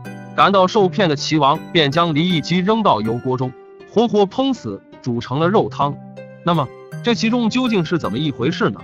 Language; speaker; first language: Chinese; native; Chinese